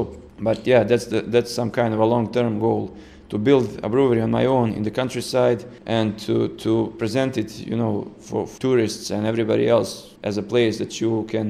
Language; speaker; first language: English; non-native, fluent; Serbian